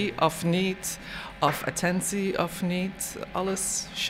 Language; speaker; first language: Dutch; non-native, learner; English